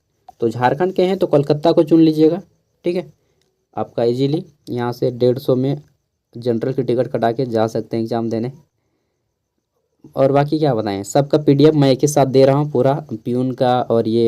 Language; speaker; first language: Hindi; native; Hindi